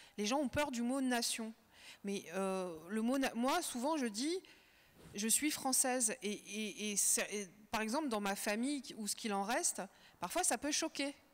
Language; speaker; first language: French; early bilingual, other home language; Kabyle